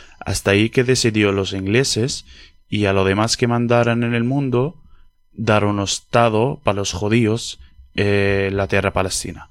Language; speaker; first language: Spanish; non-native, fluent; Arabic